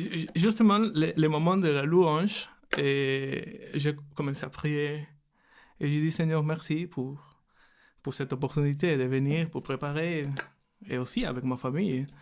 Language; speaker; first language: French; non-native, learner; Spanish